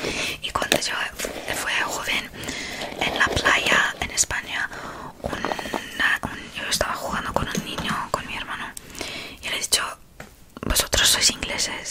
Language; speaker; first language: Spanish; non-native, learner; English